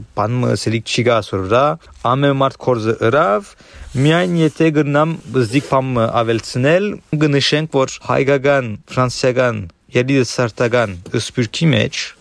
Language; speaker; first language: Armenian; early bilingual, heritage; Armenian